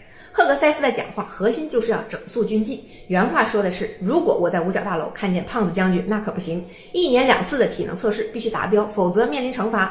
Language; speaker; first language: Chinese; native; Chinese